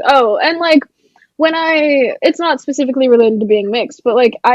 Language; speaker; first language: English; native; English